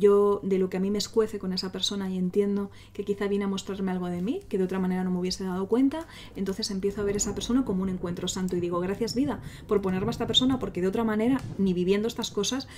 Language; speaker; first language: Spanish; native; Spanish